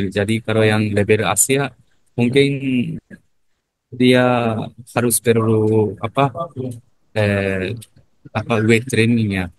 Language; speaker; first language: Indonesian; non-native, learner; Japanese